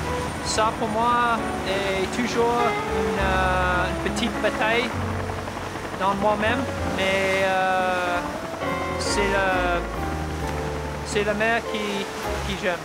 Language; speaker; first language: French; non-native, learner; English